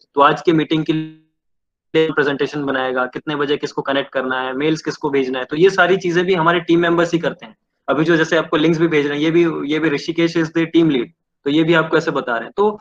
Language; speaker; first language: Hindi; non-native, local second language; Odia